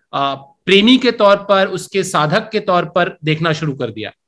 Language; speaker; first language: Hindi; native; Hindi